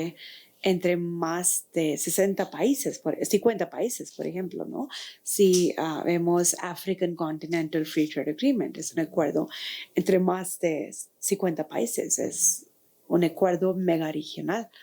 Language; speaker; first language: Spanish; non-native, fluent; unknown